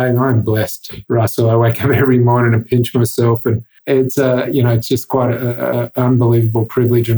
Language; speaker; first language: English; native; English